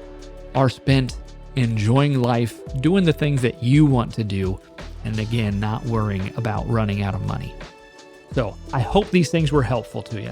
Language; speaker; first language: English; native; English